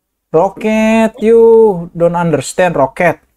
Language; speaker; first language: English; non-native, learner; Indonesian